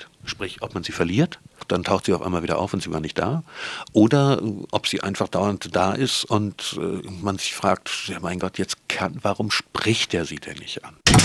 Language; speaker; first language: German; native; German